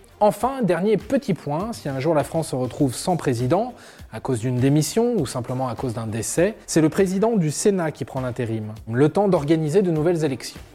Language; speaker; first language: French; native; French